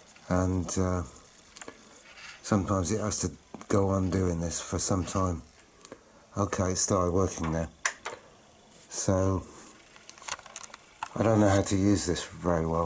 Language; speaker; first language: English; native; English